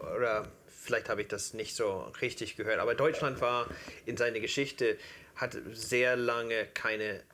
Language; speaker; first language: German; non-native, fluent; English